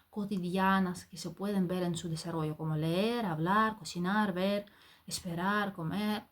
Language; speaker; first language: Spanish; non-native, fluent; Ukrainian